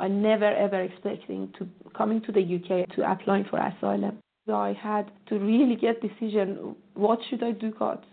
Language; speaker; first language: English; non-native, learner; Persian